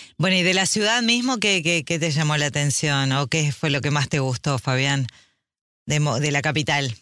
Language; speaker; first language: Spanish; native; Spanish